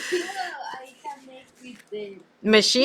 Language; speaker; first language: English; non-native, learner; Spanish